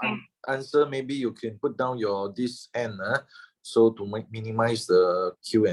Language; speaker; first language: English; non-native, fluent; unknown